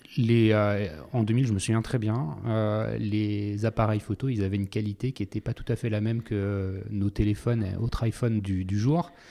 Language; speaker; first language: French; native; French